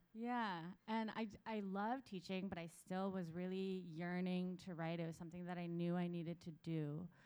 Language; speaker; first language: English; early bilingual, other home language; Korean